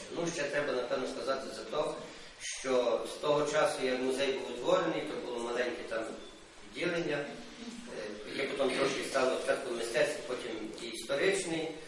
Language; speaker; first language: Ukrainian; native; Ukrainian